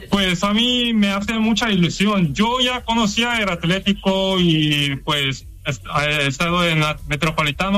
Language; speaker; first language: Spanish; non-native, fluent; Korean